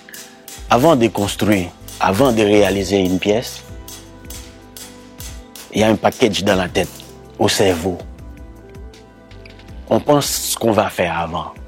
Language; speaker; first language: French; non-native, local second language; Haitian Creole